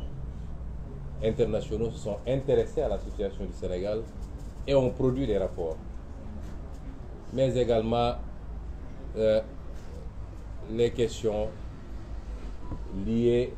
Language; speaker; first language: French; non-native, local second language; Wolof